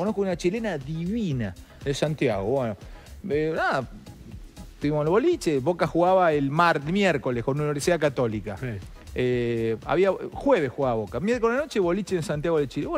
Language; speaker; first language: Spanish; native; Spanish